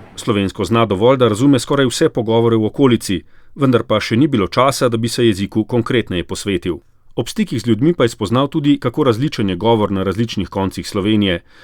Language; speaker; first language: Slovenian; native; Slovenian